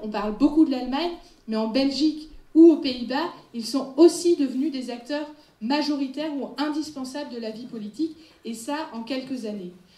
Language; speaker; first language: French; non-native, fluent; Dutch